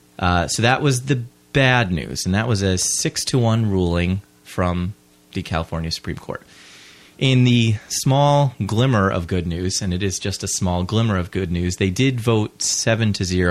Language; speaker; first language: English; native; English